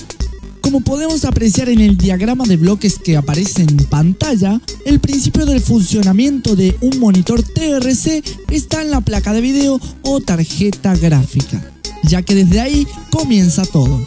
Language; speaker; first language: Spanish; native; Spanish